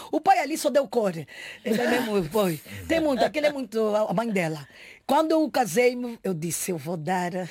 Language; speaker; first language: Portuguese; native; Portuguese